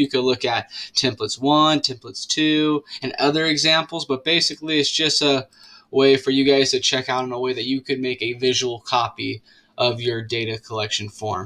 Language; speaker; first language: English; native; English